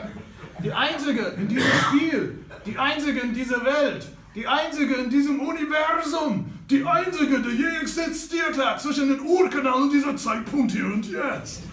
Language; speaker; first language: German; non-native, fluent; English